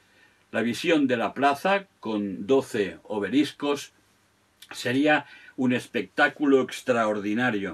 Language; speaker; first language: Spanish; non-native, local second language; Catalan